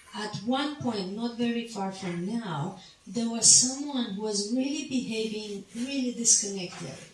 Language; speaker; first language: English; non-native, fluent; Romanian